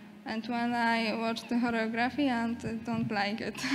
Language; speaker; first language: English; non-native, learner; Polish